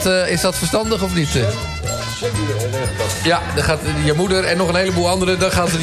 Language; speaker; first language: Dutch; native; Dutch